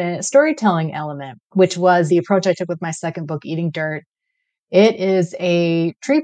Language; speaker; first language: English; native; English